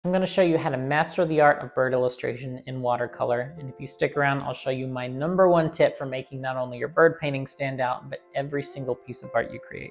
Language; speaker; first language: English; native; English